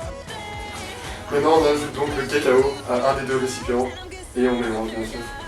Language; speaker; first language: French; non-native, learner; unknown